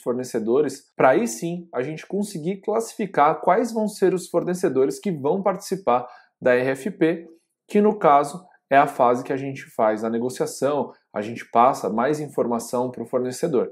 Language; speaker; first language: Portuguese; native; Portuguese